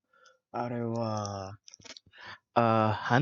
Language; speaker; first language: Japanese; non-native, learner; Malay